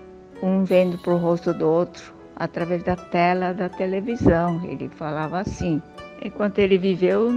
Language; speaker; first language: Portuguese; early bilingual, other home language; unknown